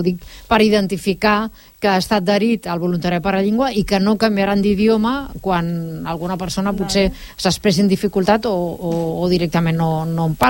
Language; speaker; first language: Catalan; native; Catalan